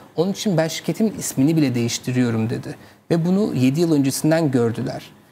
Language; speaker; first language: Turkish; native; Turkish